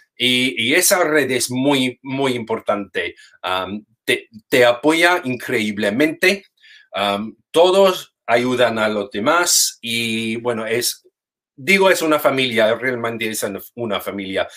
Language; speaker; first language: Spanish; non-native, fluent; English